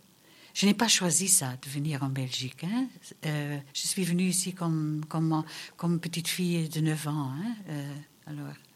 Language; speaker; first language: French; early bilingual, other home language; German